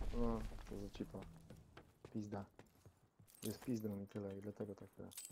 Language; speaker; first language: Polish; native; Polish